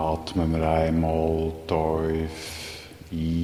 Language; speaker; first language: German; native; German